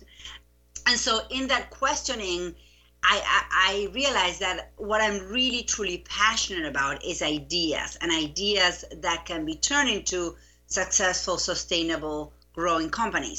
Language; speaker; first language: English; non-native, fluent; Spanish